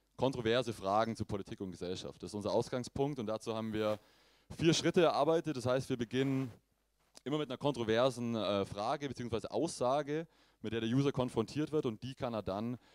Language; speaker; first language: German; native; German